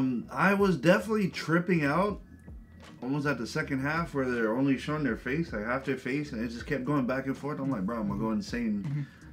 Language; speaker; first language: English; native; English